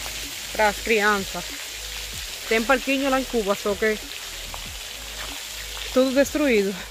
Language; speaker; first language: Portuguese; non-native, fluent; Spanish